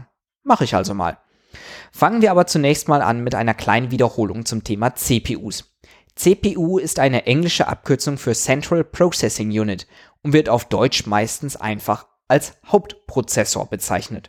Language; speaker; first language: German; native; German